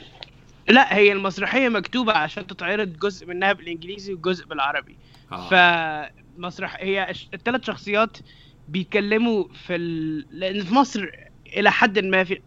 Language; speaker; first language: Arabic; native; Arabic